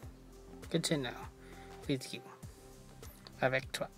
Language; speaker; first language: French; non-native, learner; English